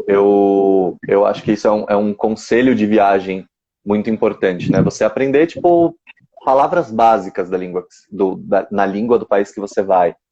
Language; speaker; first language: Portuguese; native; Portuguese